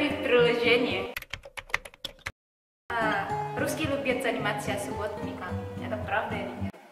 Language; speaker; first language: Russian; non-native, learner; Indonesian